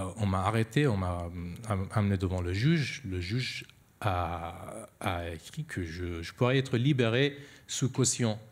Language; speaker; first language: French; non-native, fluent; Persian